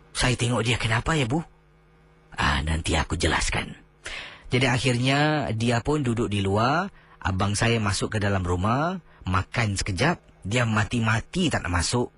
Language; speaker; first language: Malay; native; Malay